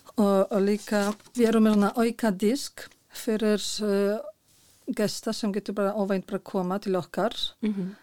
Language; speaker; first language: Icelandic; non-native, fluent; Polish